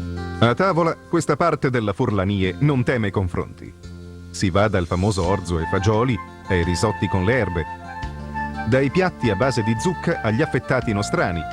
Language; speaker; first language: Italian; native; Italian